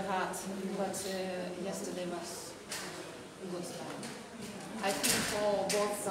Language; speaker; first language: English; non-native, learner; Lithuanian